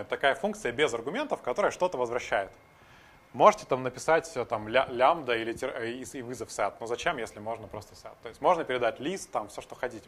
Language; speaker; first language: Russian; native; Russian